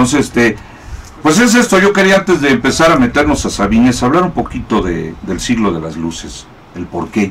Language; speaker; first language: Spanish; native; Spanish